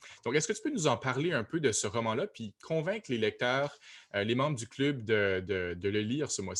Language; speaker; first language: French; native; French